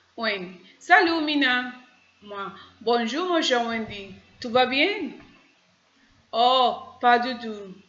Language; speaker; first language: French; non-native, learner; Spanish